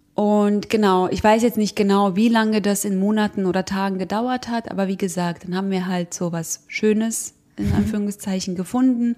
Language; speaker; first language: German; early bilingual, other home language; Croatian